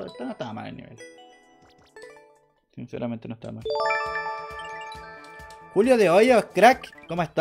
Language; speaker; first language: Spanish; native; Spanish